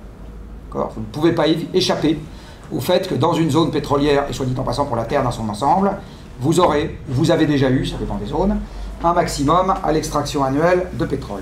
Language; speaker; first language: French; native; French